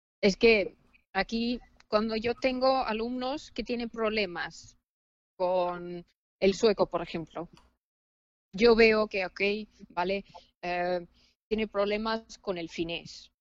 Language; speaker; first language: Spanish; non-native, fluent; Finnish